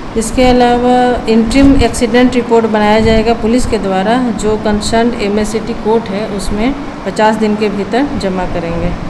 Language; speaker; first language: Hindi; native; Hindi